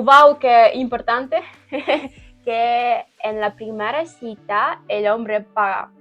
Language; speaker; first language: Spanish; non-native, learner; Ukrainian